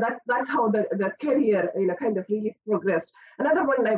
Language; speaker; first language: English; non-native, local second language; Malayalam